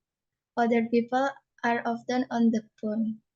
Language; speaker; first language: English; non-native, learner; Indonesian